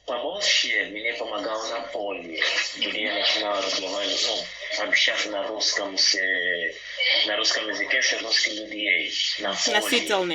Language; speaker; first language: Russian; non-native, learner; Portuguese